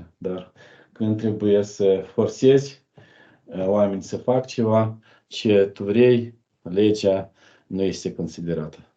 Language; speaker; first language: Romanian; non-native, learner; Ukrainian